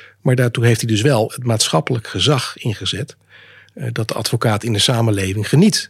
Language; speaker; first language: Dutch; native; Dutch